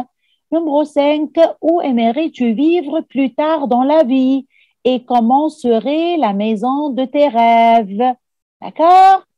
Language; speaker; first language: French; non-native, fluent; Arabic